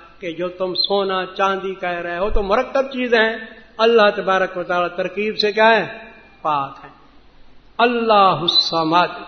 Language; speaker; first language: Urdu; non-native, local second language; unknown